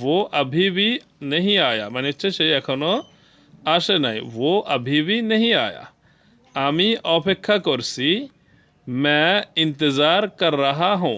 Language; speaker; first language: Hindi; non-native, learner; Bangla